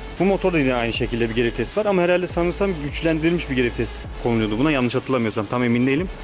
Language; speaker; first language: Turkish; native; Turkish